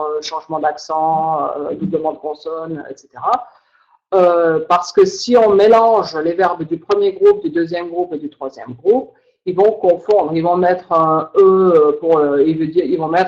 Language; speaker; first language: French; native; French